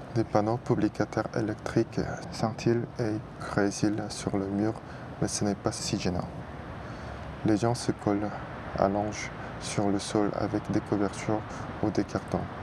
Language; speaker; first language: French; non-native, fluent; Korean